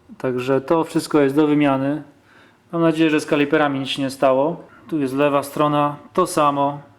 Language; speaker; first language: Polish; early bilingual, heritage; Polish